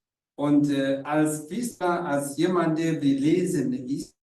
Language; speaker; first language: German; non-native, fluent; Rundi